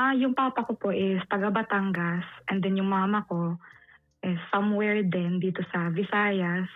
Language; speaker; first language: Filipino; native; Filipino